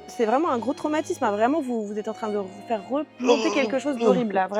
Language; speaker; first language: French; native; French